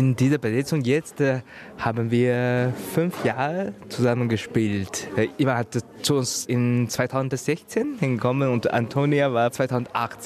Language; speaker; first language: German; non-native, learner; Chinese